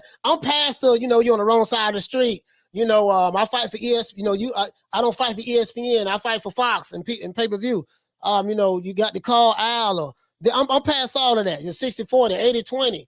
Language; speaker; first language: English; native; English